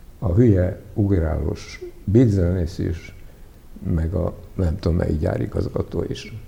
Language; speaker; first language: Hungarian; early bilingual, other home language; Serbian